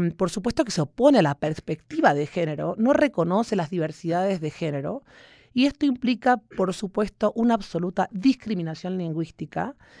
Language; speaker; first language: Spanish; native; Spanish